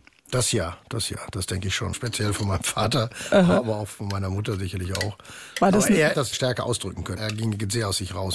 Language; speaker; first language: German; native; German